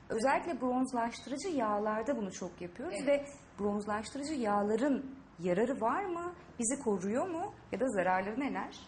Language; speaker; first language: Turkish; native; Turkish